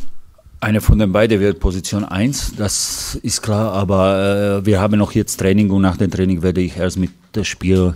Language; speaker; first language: German; non-native, fluent; Hungarian